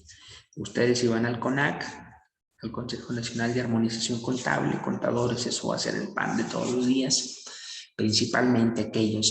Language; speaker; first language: Spanish; native; Spanish